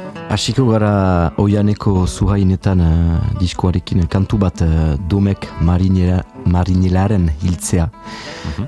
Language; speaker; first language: Basque; non-native, fluent; French